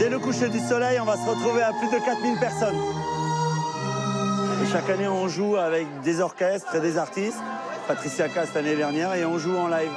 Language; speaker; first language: French; native; French